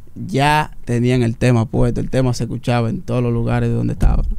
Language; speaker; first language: Spanish; early bilingual, heritage; Spanish